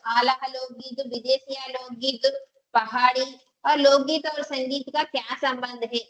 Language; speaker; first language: Hindi; non-native, local second language; Telugu